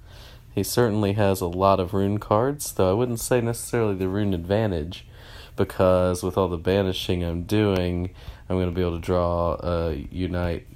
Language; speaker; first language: English; native; English